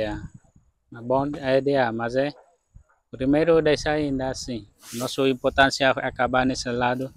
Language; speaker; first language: Portuguese; non-native, learner; Vietnamese